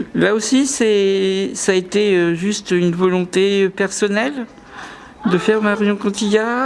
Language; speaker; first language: French; native; French